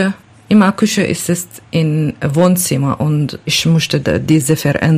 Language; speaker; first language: German; non-native, learner; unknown